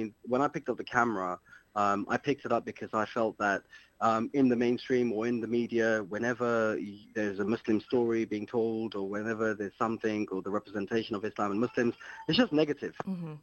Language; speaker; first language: English; native; English